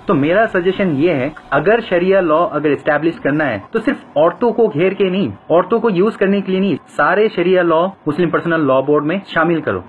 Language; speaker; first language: Hindi; non-native, fluent; Bangla